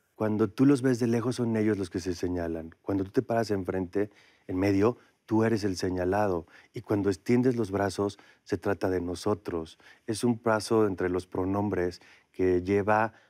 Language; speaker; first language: Spanish; native; Spanish